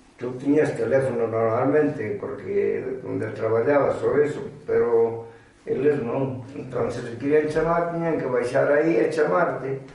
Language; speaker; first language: Galician; native; Galician